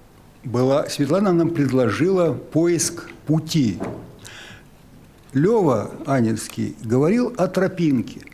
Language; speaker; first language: Russian; native; Russian